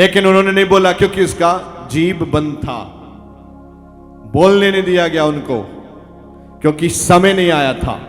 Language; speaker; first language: Hindi; non-native, local second language; Punjabi